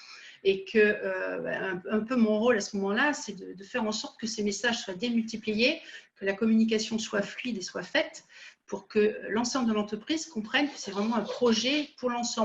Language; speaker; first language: French; native; French